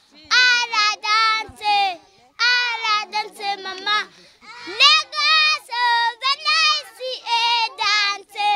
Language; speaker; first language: French; non-native, learner; Kinyarwanda